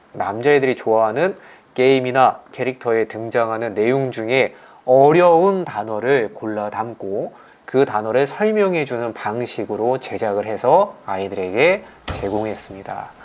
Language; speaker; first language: Korean; native; Korean